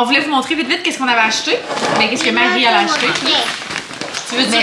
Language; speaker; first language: French; native; French